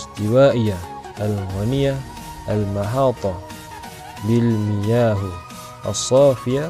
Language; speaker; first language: Arabic; non-native, learner; Malay